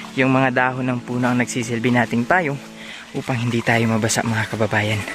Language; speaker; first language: Filipino; non-native, local second language; Cebuano